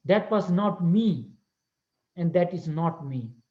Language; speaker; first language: English; non-native, local second language; Nepali